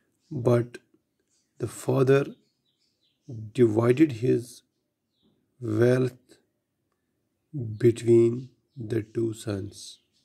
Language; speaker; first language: English; non-native, local second language; Kashmiri